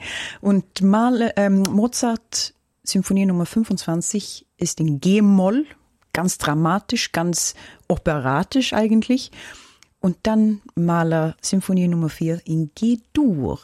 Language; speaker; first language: German; non-native, fluent; Norwegian